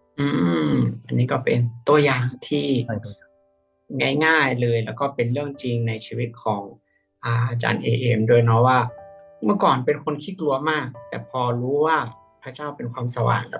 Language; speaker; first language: Thai; native; Thai